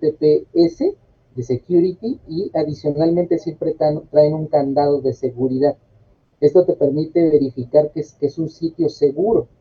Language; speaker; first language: Spanish; native; Spanish